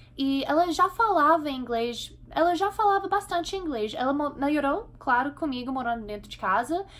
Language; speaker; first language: Portuguese; non-native, fluent; English